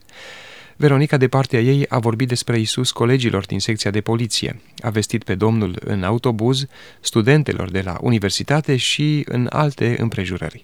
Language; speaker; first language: Romanian; native; Romanian